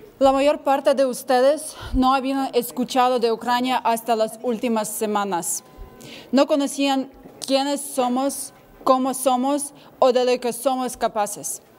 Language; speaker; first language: Spanish; non-native, fluent; Ukrainian